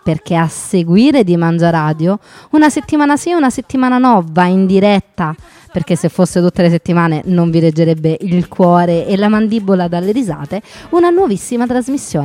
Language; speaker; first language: Italian; native; Italian